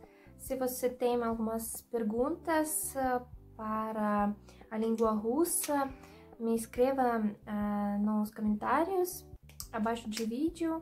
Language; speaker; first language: Portuguese; non-native, fluent; Russian